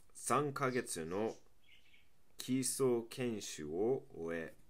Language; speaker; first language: Japanese; non-native, fluent; English